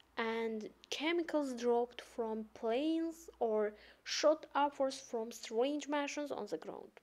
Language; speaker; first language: English; non-native, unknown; Azerbaijani